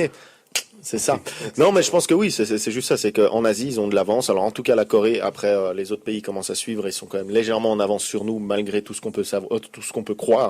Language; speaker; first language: French; native; French